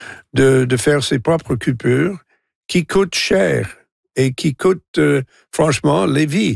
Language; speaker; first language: French; non-native, local second language; English